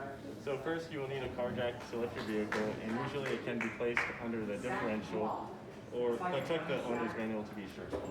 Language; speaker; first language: English; native; English